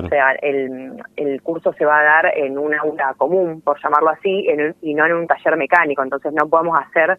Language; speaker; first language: Spanish; native; Spanish